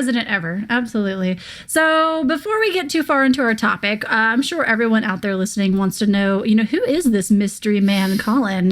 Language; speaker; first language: English; native; English